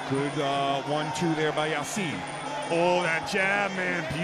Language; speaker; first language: English; native; English